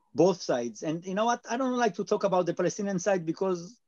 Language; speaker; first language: English; non-native, learner; Hebrew